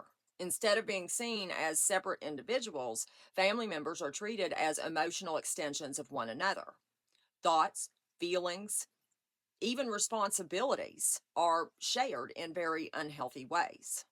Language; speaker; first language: English; native; English